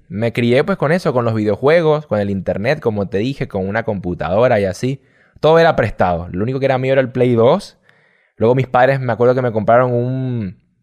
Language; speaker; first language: Spanish; native; Spanish